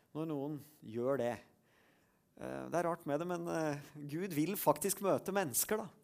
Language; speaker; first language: Norwegian; native; Norwegian